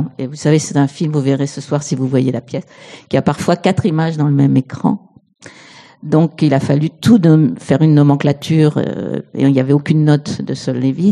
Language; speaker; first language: French; native; French